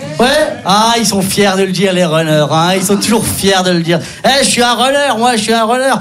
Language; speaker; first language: French; non-native, local second language; Arabic